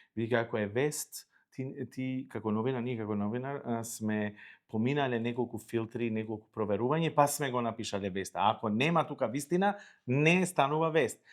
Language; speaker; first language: Macedonian; non-native, local second language; Albanian